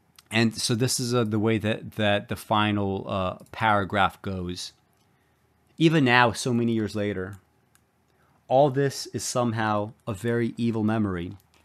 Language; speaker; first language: English; native; English